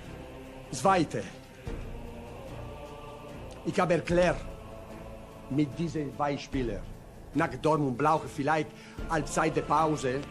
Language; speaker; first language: German; non-native, learner; Italian